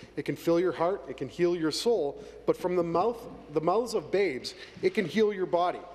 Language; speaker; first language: English; native; English